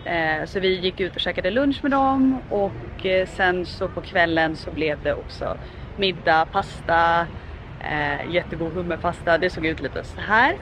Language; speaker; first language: Swedish; native; Swedish